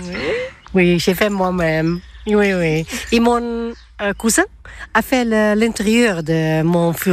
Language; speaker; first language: French; non-native, learner; Dutch